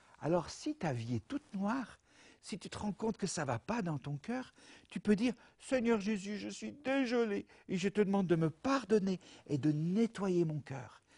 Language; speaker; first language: French; native; French